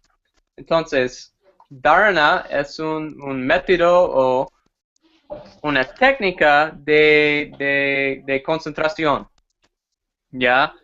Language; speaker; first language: Spanish; non-native, fluent; English